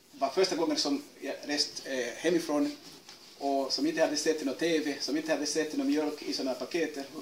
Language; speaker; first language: Swedish; non-native, fluent; Kinyarwanda